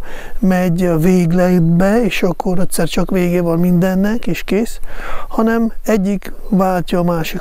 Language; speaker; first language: Hungarian; non-native, fluent; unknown